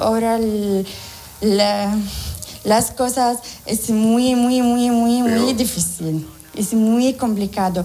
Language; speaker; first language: Spanish; non-native, learner; Arabic